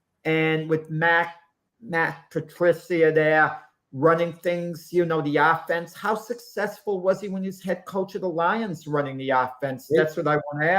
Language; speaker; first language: English; native; English